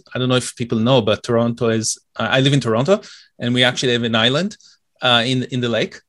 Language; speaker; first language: English; non-native, fluent; Hebrew